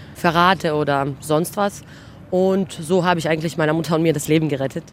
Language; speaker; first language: German; early bilingual, heritage; Bosnian